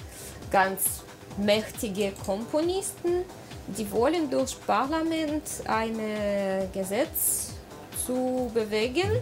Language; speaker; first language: German; non-native, learner; Russian